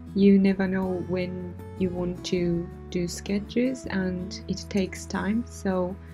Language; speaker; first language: English; non-native, fluent; Japanese